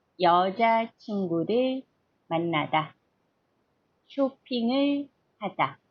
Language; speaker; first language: Korean; non-native, fluent; Portuguese